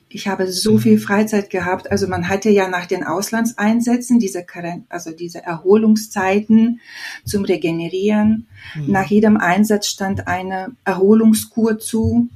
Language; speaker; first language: German; non-native, fluent; Lithuanian